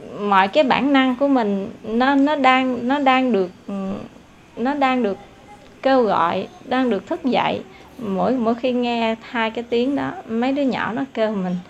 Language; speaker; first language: Vietnamese; non-native, local second language; Eastern Cham